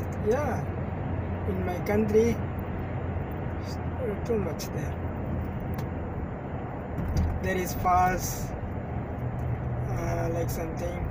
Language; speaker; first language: English; non-native, local second language; Tamil